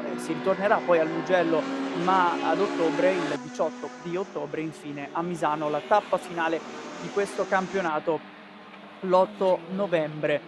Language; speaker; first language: Italian; native; Italian